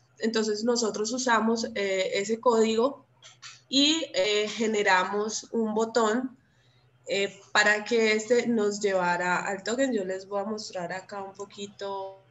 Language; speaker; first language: Spanish; native; Spanish